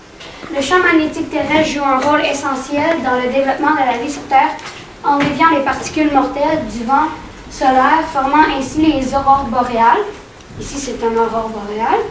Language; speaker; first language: French; native; French